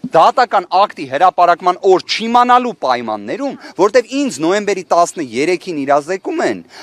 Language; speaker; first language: Armenian; native; Armenian